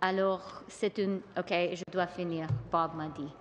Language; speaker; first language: French; non-native, local second language; English